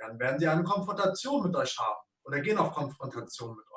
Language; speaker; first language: German; native; German